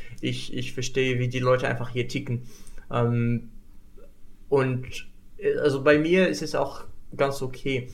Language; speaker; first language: German; non-native, fluent; Arabic